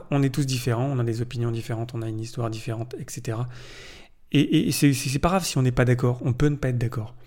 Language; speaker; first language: French; native; French